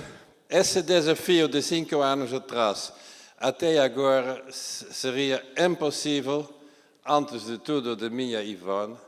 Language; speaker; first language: Portuguese; non-native, fluent; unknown